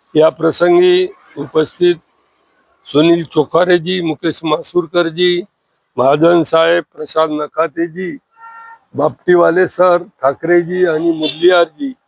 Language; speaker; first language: Marathi; native; Marathi